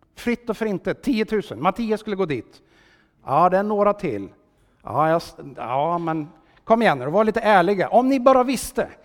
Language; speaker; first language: Swedish; native; Swedish